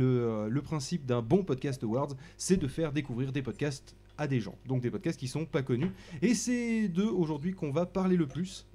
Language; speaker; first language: French; native; French